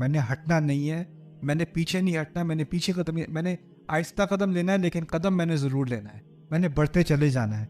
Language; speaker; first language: Urdu; early bilingual, heritage; Urdu